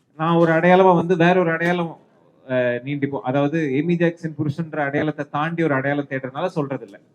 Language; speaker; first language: Tamil; native; Tamil